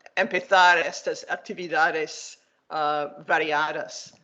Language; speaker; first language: Spanish; non-native, learner; English